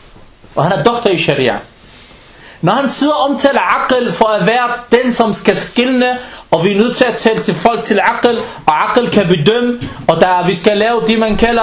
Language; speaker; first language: Danish; non-native, local second language; Arabic